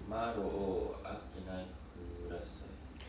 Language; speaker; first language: Japanese; non-native, learner; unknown